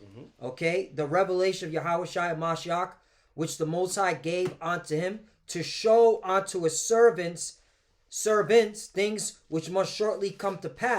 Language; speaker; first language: English; native; English